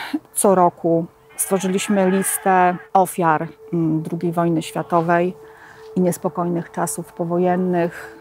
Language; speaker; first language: Polish; native; Polish